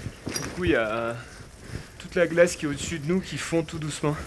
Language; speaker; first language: French; native; French